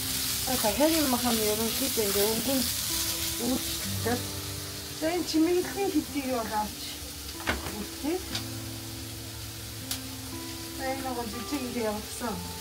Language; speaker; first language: Mongolian; non-native, fluent; Japanese